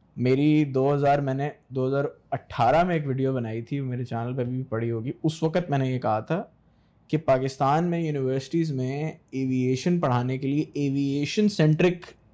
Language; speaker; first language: Urdu; native; Urdu